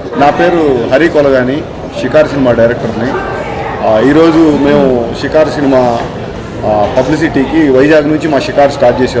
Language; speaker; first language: Telugu; native; Telugu